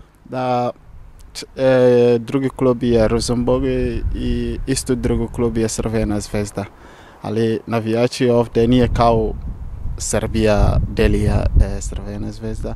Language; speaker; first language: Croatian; non-native, learner; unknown